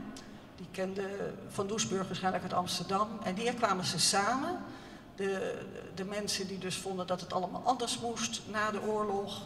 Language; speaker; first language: Dutch; native; Dutch